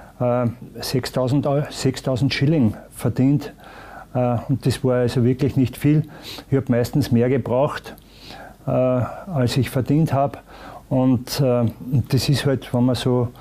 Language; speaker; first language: German; native; German